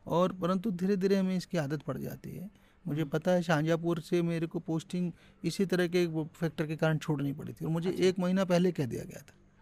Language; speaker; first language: Hindi; native; Hindi